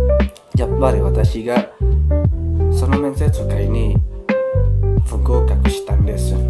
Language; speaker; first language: Japanese; non-native, learner; Indonesian